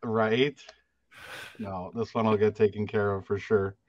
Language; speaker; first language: English; native; English